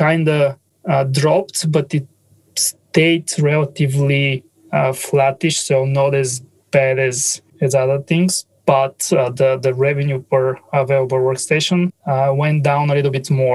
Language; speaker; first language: English; non-native, fluent; Bulgarian